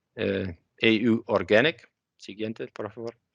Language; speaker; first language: Spanish; non-native, learner; Dutch